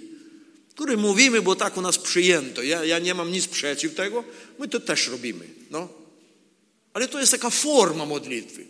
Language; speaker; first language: Polish; non-native, learner; Ukrainian